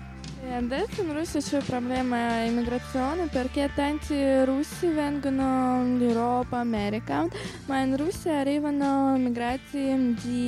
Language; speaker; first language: Italian; non-native, learner; Russian